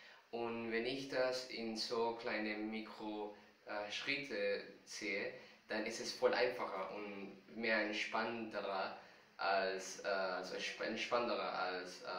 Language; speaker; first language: German; non-native, fluent; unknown